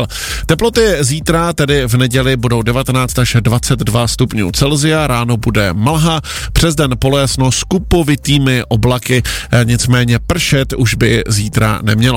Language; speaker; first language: Czech; native; Czech